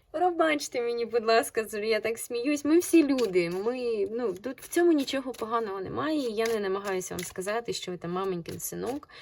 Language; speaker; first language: Ukrainian; non-native, local second language; Russian